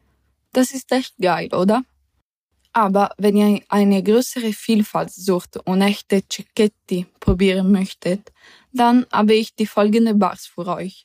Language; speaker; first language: German; early bilingual, heritage; German